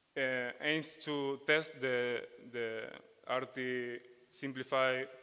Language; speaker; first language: English; non-native, fluent; Spanish